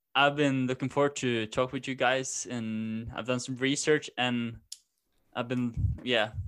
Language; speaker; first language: English; non-native, fluent; Norwegian